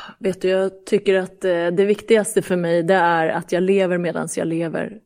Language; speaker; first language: Swedish; early bilingual, other home language; Persian